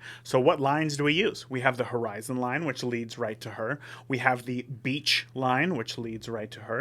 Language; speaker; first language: English; native; English